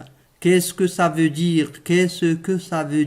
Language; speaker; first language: French; non-native, local second language; Arabic